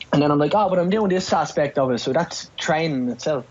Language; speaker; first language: English; native; English